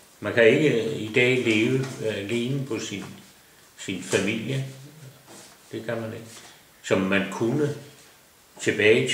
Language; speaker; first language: Danish; native; Danish